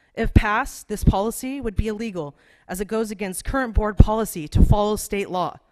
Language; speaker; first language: English; native; English